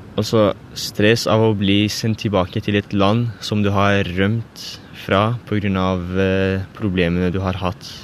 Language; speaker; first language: Norwegian; early bilingual, other home language; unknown